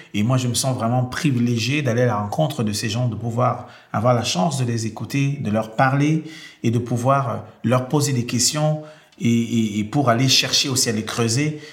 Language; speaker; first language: French; non-native, local second language; Basaa